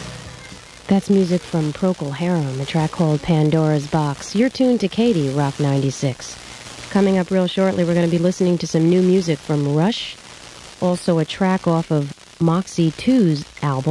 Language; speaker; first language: English; native; English